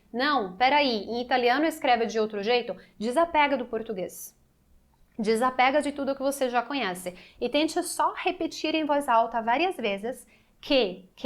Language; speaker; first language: Portuguese; non-native, fluent; Italian